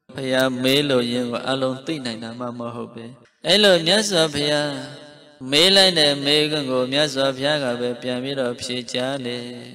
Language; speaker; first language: Burmese; non-native, local second language; Mon